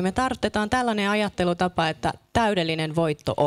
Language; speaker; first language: Finnish; native; Finnish